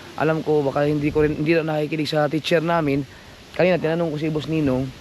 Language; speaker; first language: Filipino; non-native, local second language; Cebuano